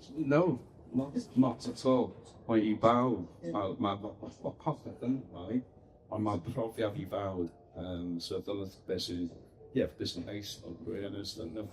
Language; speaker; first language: Welsh; non-native, local second language; English